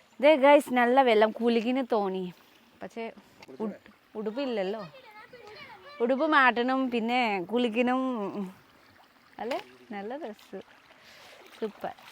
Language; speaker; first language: Malayalam; non-native, learner; Nepali